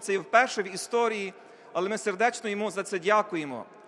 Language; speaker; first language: Ukrainian; native; Ukrainian